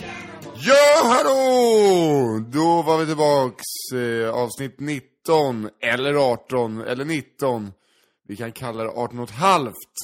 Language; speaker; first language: Swedish; native; Swedish